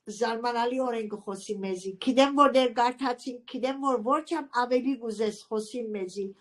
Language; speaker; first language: Armenian; early bilingual, heritage; Armenian